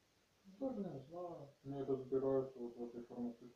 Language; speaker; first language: Russian; native; Russian